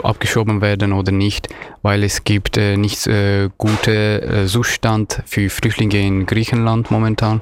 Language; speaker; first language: German; non-native, learner; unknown